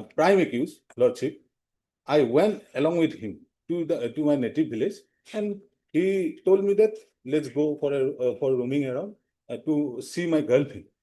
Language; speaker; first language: English; non-native, local second language; Assamese